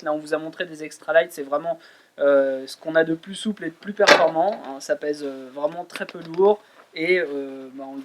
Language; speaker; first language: French; native; French